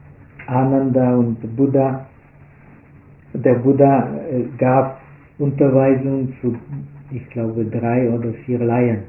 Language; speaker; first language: German; non-native, fluent; Czech